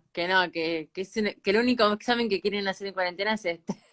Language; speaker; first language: Spanish; native; Spanish